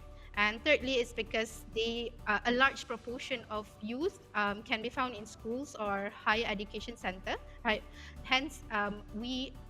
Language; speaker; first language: English; non-native, fluent; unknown